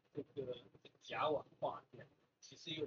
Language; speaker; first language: Chinese; native; Chinese